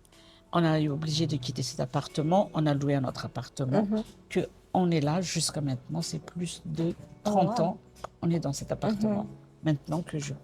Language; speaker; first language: French; non-native, local second language; Malagasy